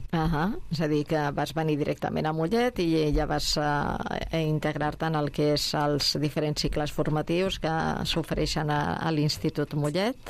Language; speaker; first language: Catalan; native; Catalan